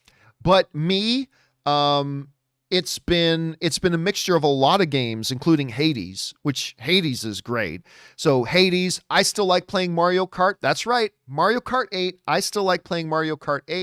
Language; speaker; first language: English; native; English